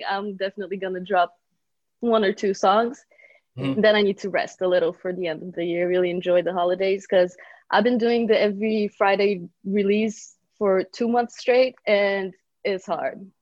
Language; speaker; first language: English; early bilingual, other home language; Bulgarian